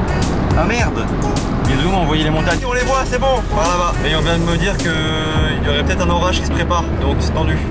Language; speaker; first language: French; native; French